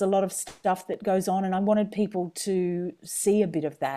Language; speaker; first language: English; native; English